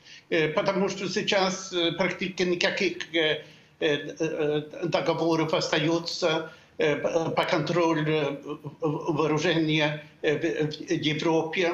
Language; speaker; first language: Russian; non-native, fluent; Swedish